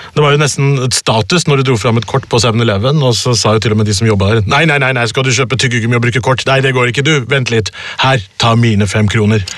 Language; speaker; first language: Norwegian; early bilingual, other home language; Urdu